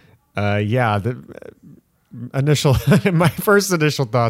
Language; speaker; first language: English; native; English